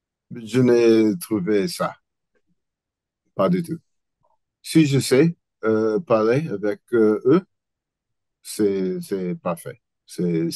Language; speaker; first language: French; non-native, learner; English